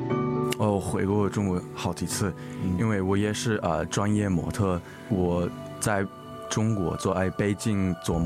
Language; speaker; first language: Chinese; early bilingual, heritage; English